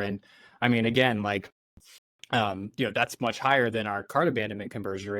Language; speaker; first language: English; native; English